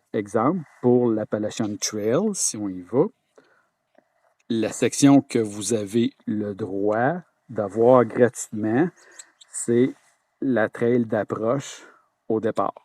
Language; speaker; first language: French; native; French